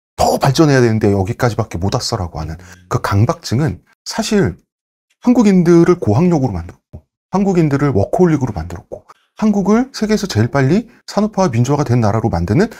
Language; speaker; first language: Korean; native; Korean